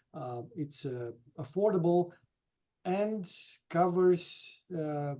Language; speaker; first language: English; non-native, fluent; Romanian